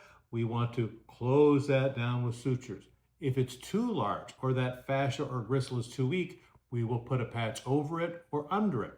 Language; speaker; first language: English; native; English